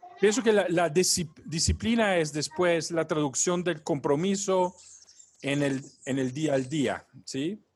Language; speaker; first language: Spanish; non-native, fluent; Italian